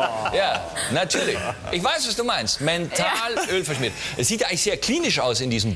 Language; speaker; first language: German; native; German